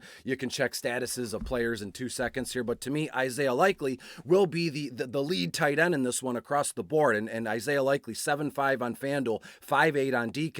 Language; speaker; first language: English; native; English